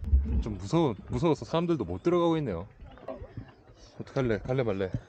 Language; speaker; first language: Korean; native; Korean